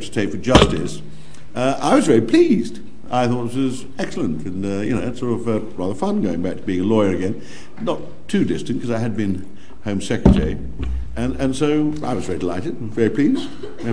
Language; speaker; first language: English; native; English